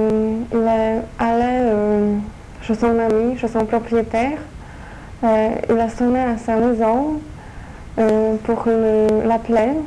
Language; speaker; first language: French; non-native, fluent; Polish